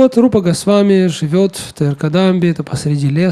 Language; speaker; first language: Russian; native; Russian